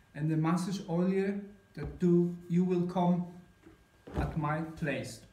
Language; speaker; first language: English; non-native, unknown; Polish